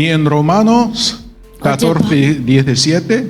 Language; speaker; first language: Spanish; non-native, fluent; Arabic